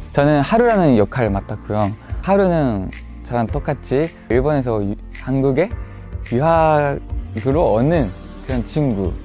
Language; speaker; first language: Korean; non-native, fluent; Japanese